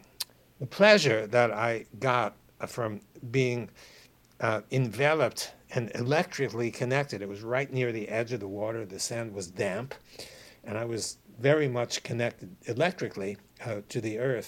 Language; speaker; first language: English; native; English